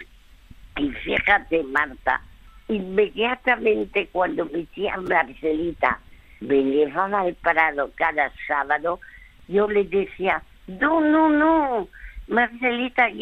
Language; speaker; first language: Spanish; early bilingual, other home language; French